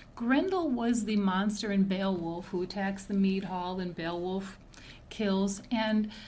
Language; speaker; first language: English; native; English